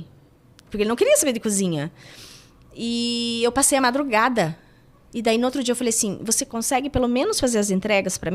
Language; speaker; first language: Portuguese; native; Portuguese